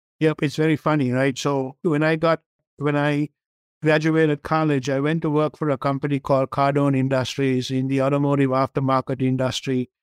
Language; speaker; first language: English; non-native, local second language; Tamil